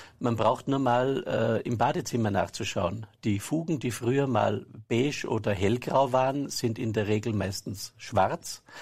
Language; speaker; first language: German; native; German